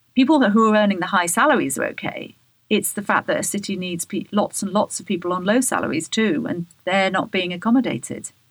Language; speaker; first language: English; native; English